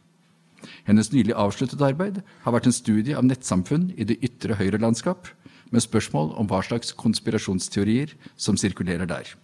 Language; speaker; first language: Norwegian; native; Norwegian